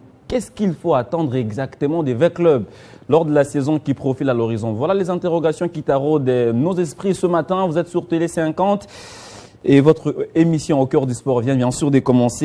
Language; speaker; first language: French; non-native, local second language; Lingala